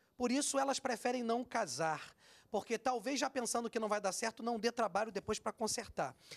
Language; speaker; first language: Portuguese; native; Portuguese